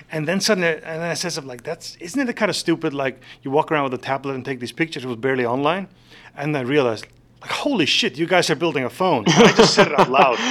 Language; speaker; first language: English; non-native, fluent; Faroese